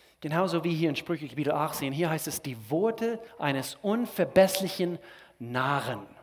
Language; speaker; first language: German; non-native, fluent; English